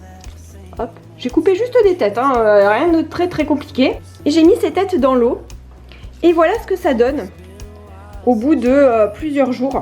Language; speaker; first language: French; native; French